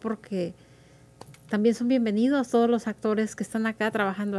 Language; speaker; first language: Spanish; native; Spanish